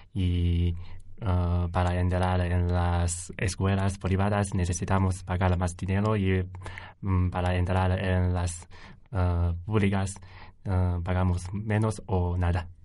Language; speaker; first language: Spanish; non-native, learner; Chinese